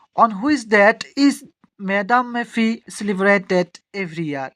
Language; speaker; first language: English; non-native, local second language; Assamese